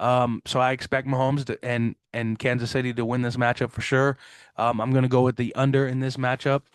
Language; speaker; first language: English; native; English